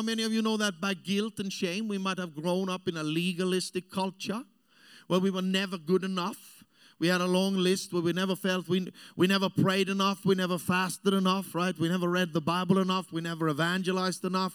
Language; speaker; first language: English; non-native, fluent; German